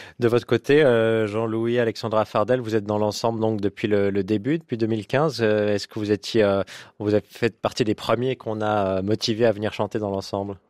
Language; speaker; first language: French; native; French